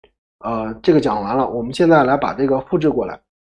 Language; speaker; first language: Chinese; native; Chinese